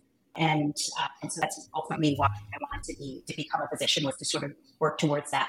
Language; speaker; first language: English; early bilingual, other home language; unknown